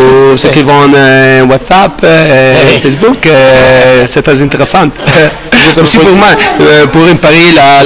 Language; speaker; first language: French; non-native, learner; Italian